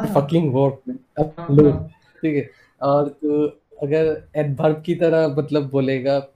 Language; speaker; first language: Hindi; non-native, local second language; Assamese